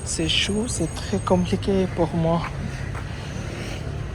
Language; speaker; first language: French; non-native, learner; Bangla